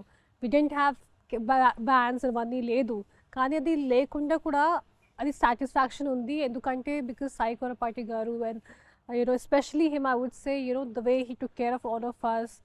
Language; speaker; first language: Telugu; non-native, fluent; Hindi